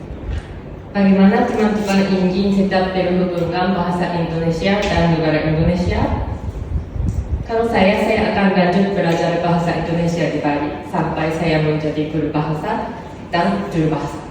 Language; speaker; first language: Indonesian; non-native, fluent; Japanese